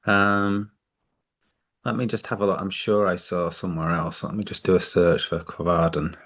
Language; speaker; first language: English; native; English